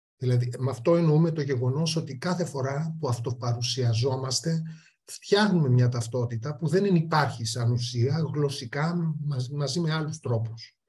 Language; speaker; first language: Greek; native; Greek